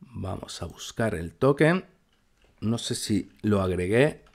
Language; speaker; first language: Spanish; native; Spanish